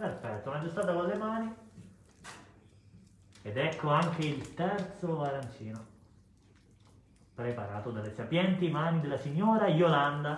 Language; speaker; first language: Italian; native; Italian